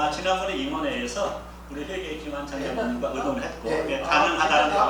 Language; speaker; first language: Korean; native; Korean